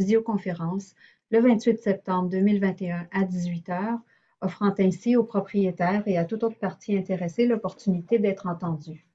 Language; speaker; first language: French; native; French